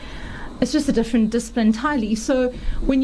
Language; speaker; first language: English; native; English